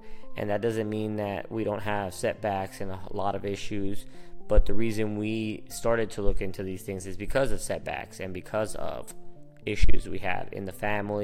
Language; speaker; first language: English; early bilingual, other home language; Spanish